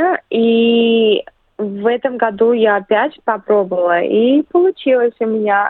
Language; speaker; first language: Russian; early bilingual, other home language; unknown